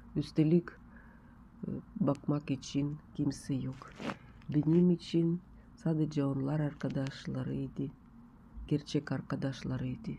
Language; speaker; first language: Turkish; non-native, learner; Russian